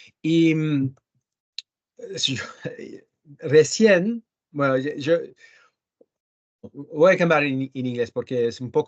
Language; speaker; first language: Spanish; early bilingual, heritage; Spanish